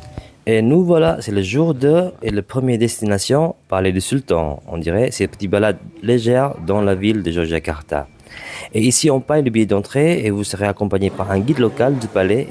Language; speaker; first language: French; non-native, fluent; Indonesian